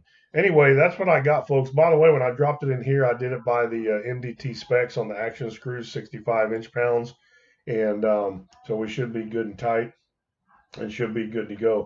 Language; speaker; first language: English; native; English